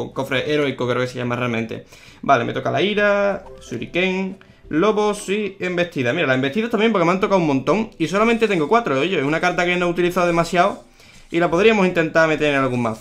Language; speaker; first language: Spanish; native; Spanish